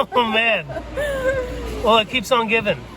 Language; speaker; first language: English; native; English